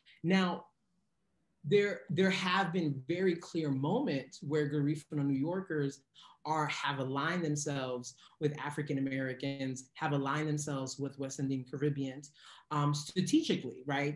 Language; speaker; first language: English; native; English